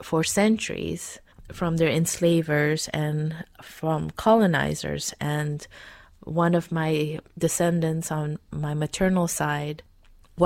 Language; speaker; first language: English; non-native, fluent; Dutch